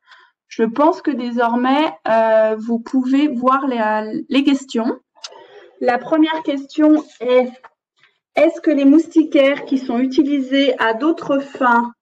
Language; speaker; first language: French; native; French